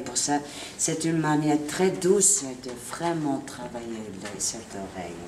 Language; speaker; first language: French; non-native, learner; Italian